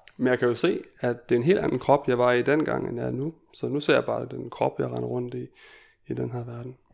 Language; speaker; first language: Danish; native; Danish